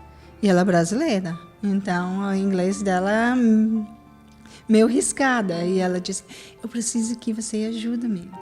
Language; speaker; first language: Portuguese; non-native, fluent; English